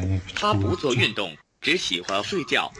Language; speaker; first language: Chinese; non-native, learner; Mongolian